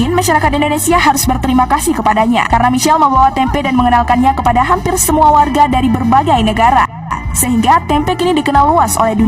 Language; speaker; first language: Indonesian; native; Indonesian